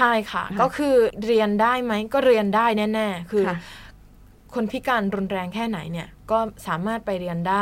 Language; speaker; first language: Thai; non-native, fluent; Japanese